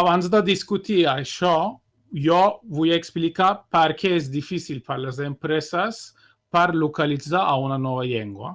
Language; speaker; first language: Catalan; non-native, fluent; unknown